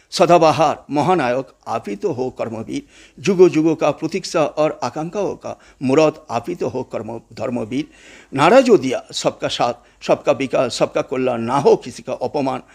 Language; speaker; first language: Hindi; non-native, local second language; Bangla